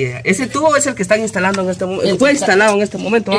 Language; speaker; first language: Spanish; native; Spanish